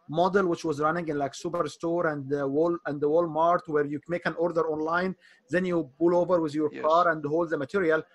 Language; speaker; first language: English; non-native, fluent; Arabic